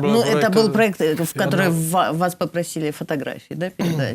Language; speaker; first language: Russian; native; Russian